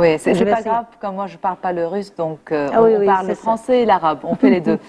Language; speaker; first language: French; non-native, local second language; Arabic